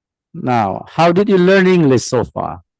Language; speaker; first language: English; non-native, fluent; Indonesian